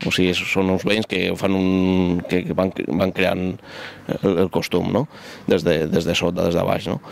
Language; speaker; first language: Catalan; non-native, local second language; Spanish